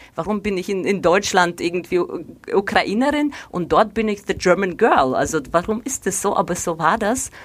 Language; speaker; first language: German; non-native, fluent; Russian